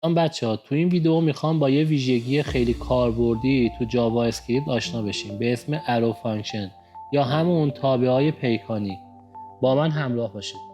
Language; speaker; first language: Persian; native; Persian